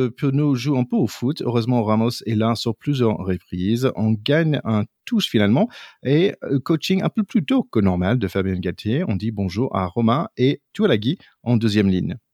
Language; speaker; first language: French; non-native, fluent; English